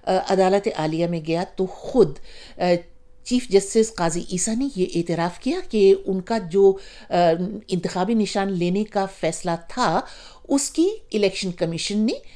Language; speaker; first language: Urdu; native; Urdu